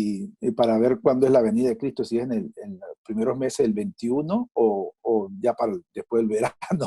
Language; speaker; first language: Spanish; native; Spanish